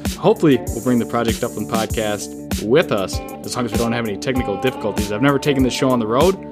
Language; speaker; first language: English; native; English